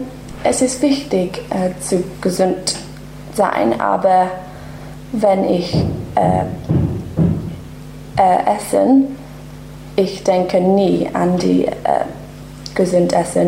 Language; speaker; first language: German; non-native, learner; English